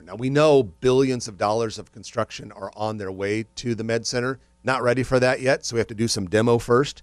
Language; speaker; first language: English; native; English